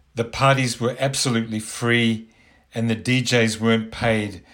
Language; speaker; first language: English; native; English